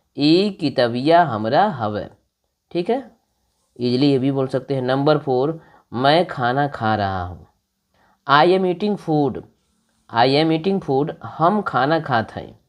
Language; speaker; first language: Hindi; non-native, local second language; Bhojpuri